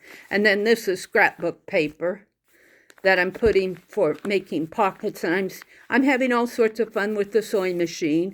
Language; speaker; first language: English; native; English